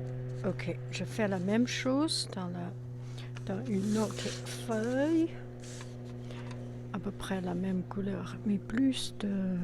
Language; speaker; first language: French; non-native, fluent; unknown